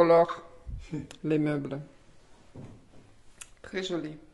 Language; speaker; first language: French; non-native, learner; Russian